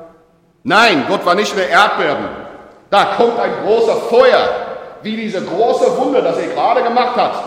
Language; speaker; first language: German; non-native, learner; English